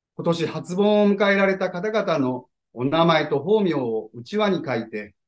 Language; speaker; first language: Japanese; native; Japanese